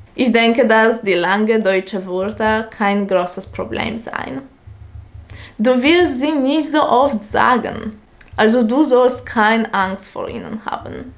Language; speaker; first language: German; non-native, fluent; Polish